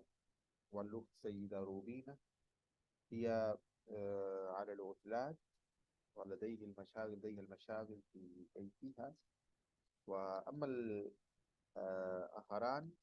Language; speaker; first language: Arabic; non-native, fluent; Urdu